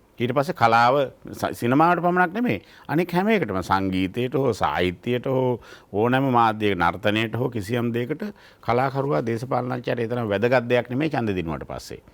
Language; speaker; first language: Sinhala; native; Sinhala